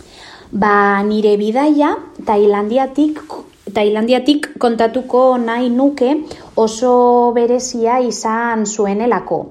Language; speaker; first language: Basque; non-native, local second language; Spanish